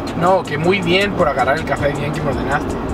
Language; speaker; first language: Spanish; early bilingual, heritage; Spanish